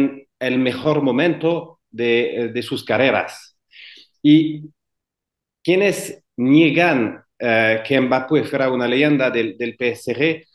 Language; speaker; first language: Spanish; non-native, fluent; French